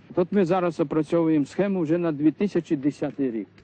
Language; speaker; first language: Ukrainian; native; Ukrainian